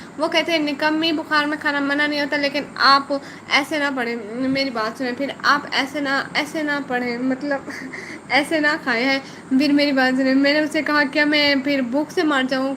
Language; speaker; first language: Urdu; non-native, local second language; Saraiki